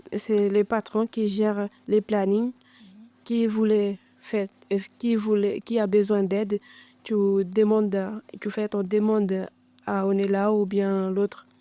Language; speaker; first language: French; non-native, learner; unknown